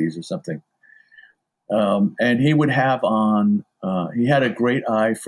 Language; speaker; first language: English; native; English